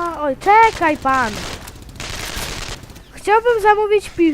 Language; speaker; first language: Polish; native; Polish